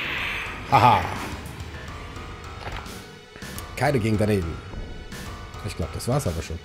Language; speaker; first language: German; native; German